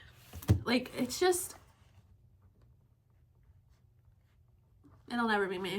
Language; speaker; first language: English; native; English